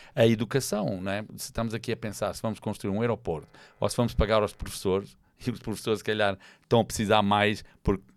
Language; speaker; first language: Portuguese; non-native, fluent; English